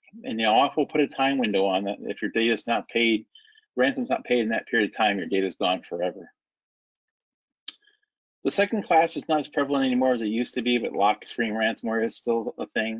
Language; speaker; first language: English; native; English